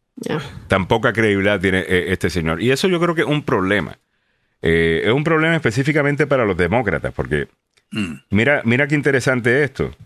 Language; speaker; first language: Spanish; native; Spanish